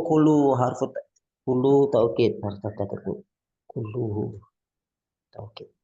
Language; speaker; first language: Arabic; non-native, learner; Indonesian